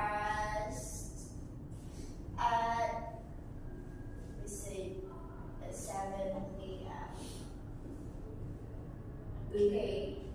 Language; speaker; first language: English; non-native, learner; Indonesian